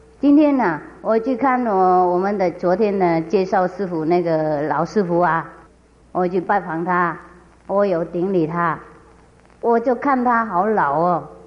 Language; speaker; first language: Chinese; non-native, fluent; Vietnamese